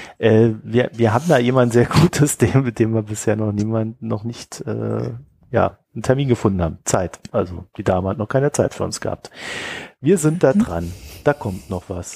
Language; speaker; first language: German; native; German